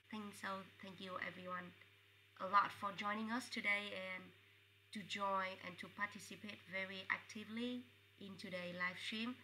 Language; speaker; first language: English; non-native, fluent; Vietnamese